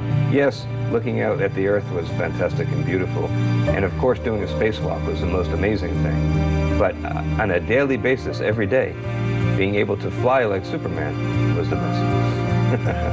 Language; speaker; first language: English; native; English